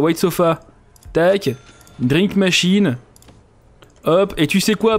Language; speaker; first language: French; native; French